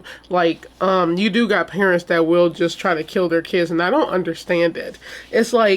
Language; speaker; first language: English; native; English